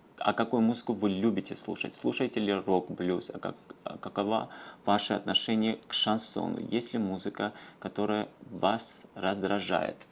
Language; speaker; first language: Russian; non-native, local second language; Georgian